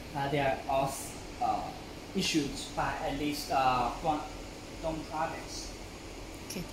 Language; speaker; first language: English; non-native, learner; Chinese